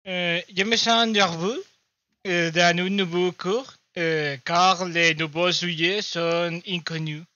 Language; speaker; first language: French; non-native, learner; Spanish